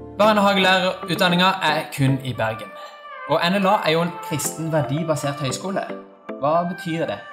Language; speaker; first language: Norwegian; native; Norwegian